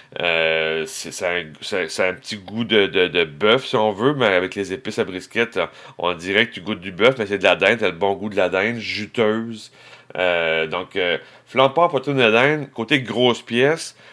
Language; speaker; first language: French; native; French